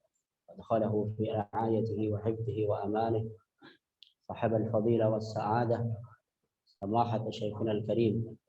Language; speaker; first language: Arabic; non-native, fluent; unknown